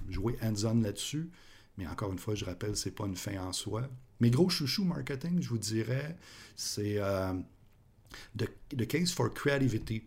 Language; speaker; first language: French; native; French